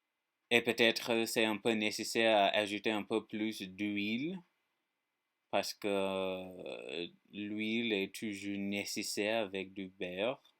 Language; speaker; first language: French; non-native, learner; English